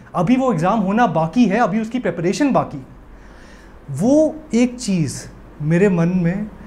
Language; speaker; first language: Hindi; native; Hindi